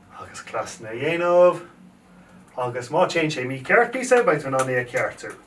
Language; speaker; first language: Irish; native; Irish